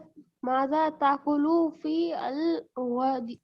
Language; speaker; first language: Arabic; non-native, learner; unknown